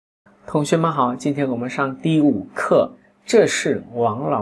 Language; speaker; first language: Chinese; non-native, fluent; Vietnamese